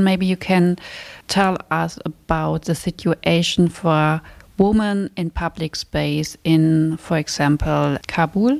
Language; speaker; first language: English; non-native, fluent; German